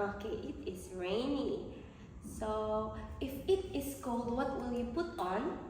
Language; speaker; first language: English; non-native, learner; Vietnamese